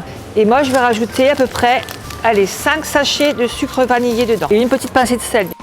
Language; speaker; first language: French; native; French